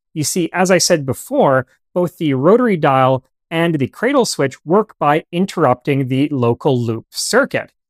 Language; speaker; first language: English; native; English